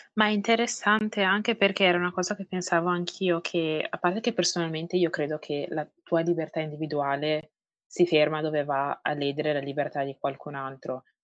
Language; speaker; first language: Italian; early bilingual, other home language; French